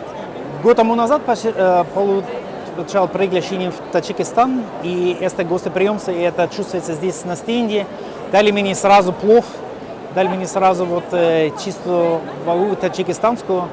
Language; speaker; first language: Russian; non-native, fluent; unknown